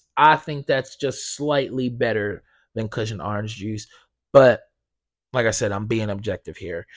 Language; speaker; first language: English; native; English